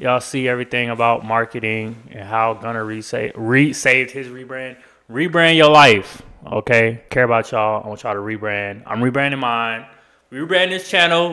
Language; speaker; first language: English; native; English